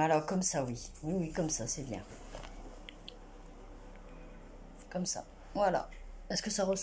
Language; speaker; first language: French; native; French